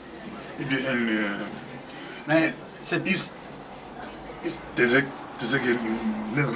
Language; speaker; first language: Dutch; non-native, learner; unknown